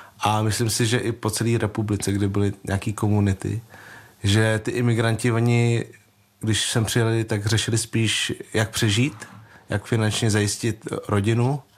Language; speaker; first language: Czech; early bilingual, other home language; Vietnamese